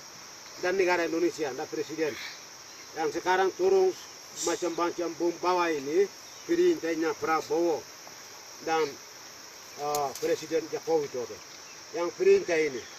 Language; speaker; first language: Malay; non-native, local second language; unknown